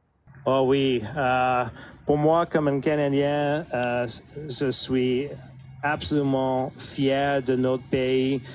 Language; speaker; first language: French; non-native, fluent; English